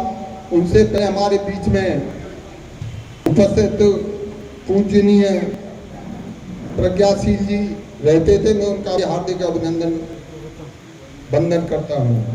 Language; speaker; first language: Hindi; native; Hindi